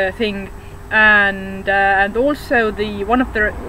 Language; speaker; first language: English; non-native, fluent; Estonian